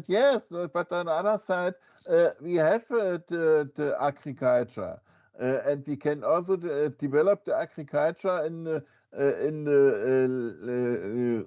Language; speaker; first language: English; non-native, fluent; German